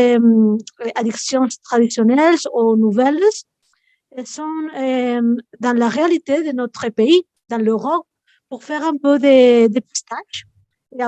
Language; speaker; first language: French; non-native, fluent; Spanish